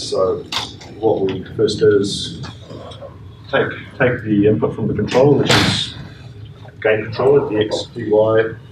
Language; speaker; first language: English; native; English